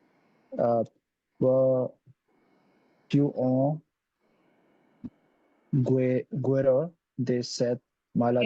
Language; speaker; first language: French; non-native, learner; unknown